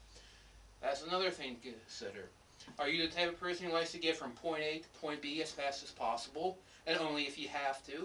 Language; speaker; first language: English; native; English